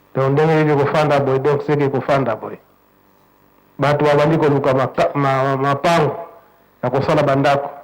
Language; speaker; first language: Lingala; non-native, local second language; Kongo